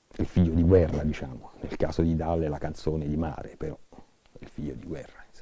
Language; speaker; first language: Italian; native; Italian